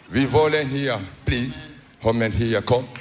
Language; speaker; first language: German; non-native, learner; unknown